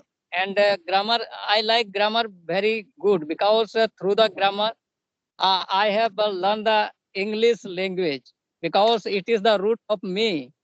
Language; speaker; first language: English; non-native, learner; Santali